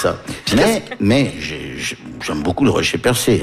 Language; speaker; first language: French; early bilingual, other home language; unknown